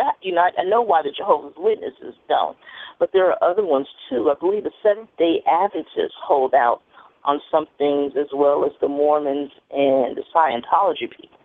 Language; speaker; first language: English; native; English